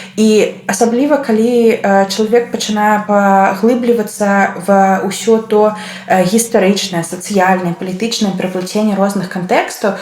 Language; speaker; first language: Belarusian; non-native, local second language; Russian